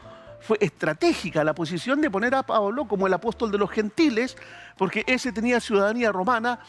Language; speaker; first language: Spanish; native; Spanish